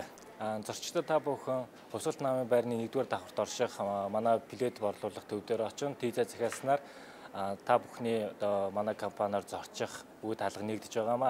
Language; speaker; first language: Mongolian; native; Mongolian